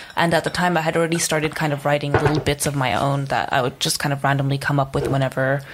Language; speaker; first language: English; non-native, fluent; Czech